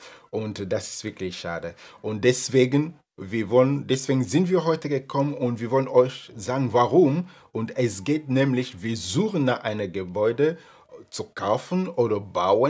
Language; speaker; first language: German; non-native, fluent; Lingala